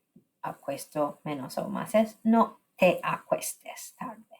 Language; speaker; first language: Spanish; non-native, fluent; English